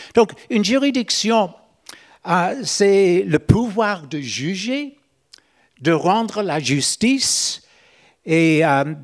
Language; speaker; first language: French; non-native, fluent; English